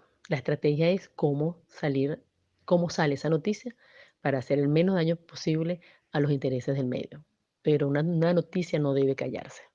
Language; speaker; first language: Spanish; native; Spanish